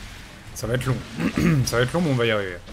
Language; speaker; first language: French; native; French